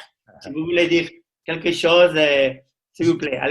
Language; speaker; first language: French; non-native, learner; Spanish